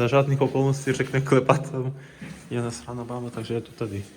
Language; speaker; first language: Czech; non-native, fluent; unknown